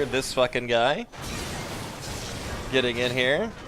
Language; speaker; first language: English; native; English